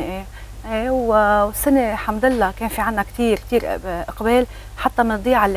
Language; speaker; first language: Arabic; native; Arabic